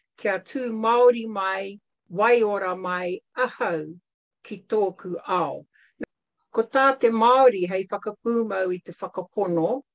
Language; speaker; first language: Māori; non-native, local second language; English